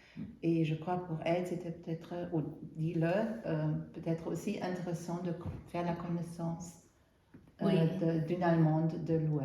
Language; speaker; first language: French; non-native, fluent; German